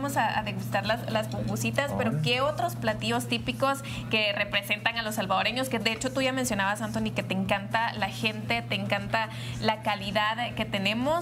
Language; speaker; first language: Spanish; native; Spanish